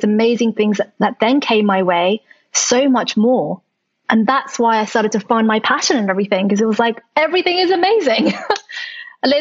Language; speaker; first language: English; early bilingual, other home language; Chinese